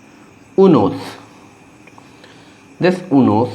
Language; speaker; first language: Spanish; non-native, learner; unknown